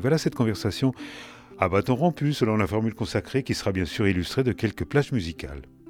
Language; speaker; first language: French; native; French